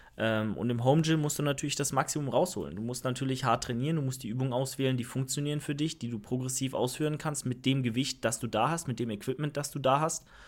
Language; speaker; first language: German; native; German